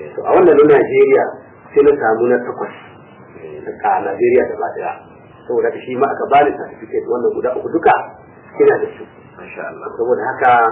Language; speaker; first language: Hausa; non-native, local second language; Fula